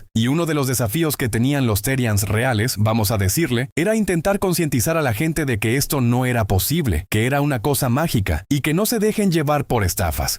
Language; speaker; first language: Spanish; native; Spanish